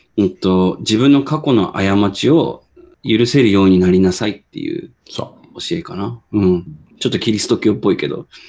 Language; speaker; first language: Japanese; native; Japanese